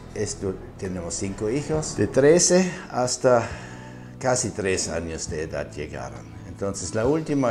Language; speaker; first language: Spanish; non-native, fluent; German